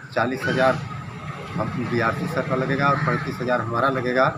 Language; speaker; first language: Hindi; native; Hindi